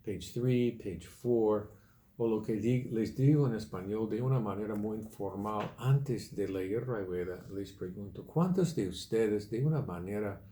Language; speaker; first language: Spanish; non-native, fluent; English